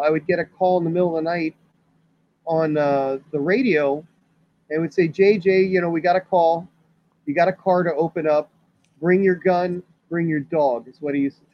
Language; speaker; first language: English; native; English